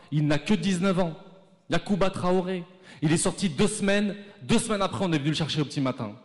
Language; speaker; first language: French; native; French